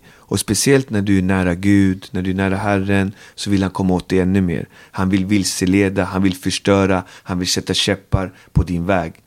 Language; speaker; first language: Swedish; native; Swedish